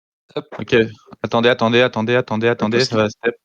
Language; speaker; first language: French; native; French